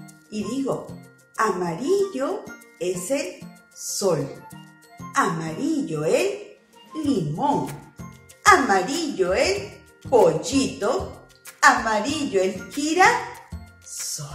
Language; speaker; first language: Spanish; native; Spanish